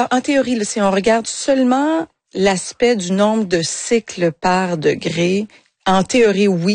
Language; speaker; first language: French; native; French